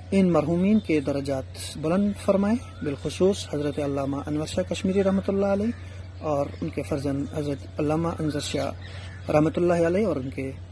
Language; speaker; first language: Urdu; native; Urdu